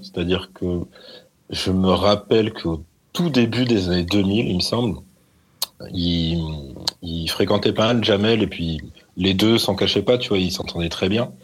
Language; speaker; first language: French; native; French